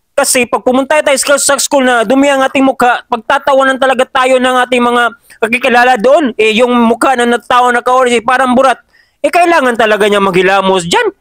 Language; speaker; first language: Filipino; non-native, local second language; Cebuano